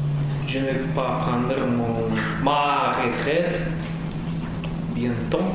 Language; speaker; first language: French; non-native, learner; Russian